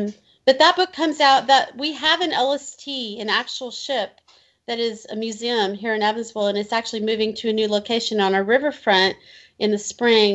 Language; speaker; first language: English; native; English